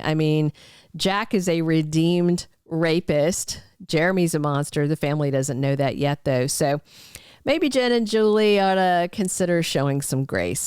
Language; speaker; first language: English; native; English